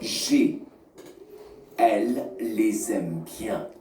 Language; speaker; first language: French; non-native, learner; Russian